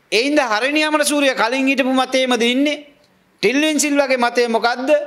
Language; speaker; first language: Sinhala; non-native, local second language; Tamil